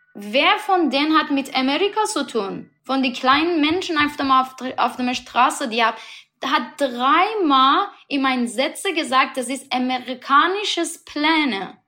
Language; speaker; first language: German; non-native, learner; Persian